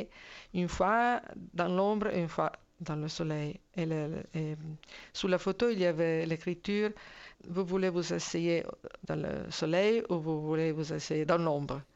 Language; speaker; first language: French; non-native, fluent; Italian